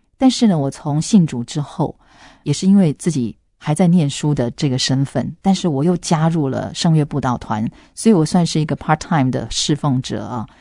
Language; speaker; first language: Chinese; non-native, local second language; Hakka Chinese